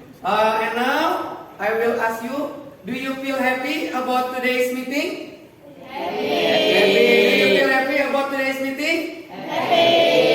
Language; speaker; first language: English; non-native, fluent; Indonesian